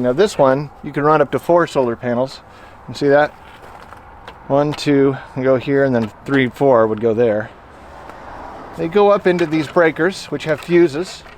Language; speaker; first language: English; native; English